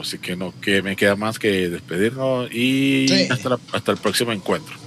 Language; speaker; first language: Spanish; native; Spanish